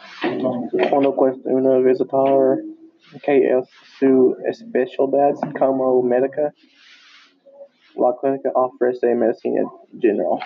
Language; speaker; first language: Spanish; non-native, learner; English